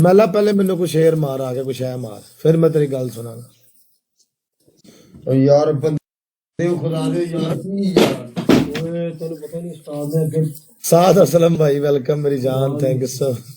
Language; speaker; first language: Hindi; non-native, local second language; Punjabi